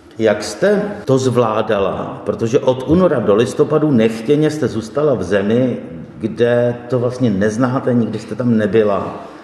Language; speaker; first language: Czech; native; Czech